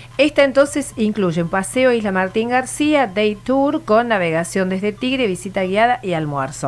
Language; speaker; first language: Spanish; native; Spanish